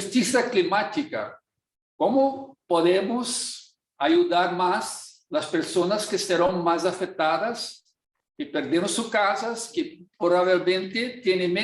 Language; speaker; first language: Portuguese; non-native, fluent; Spanish